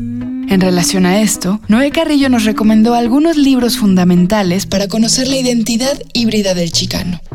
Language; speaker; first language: Spanish; native; Spanish